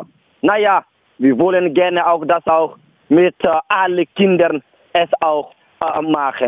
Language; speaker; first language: German; non-native, learner; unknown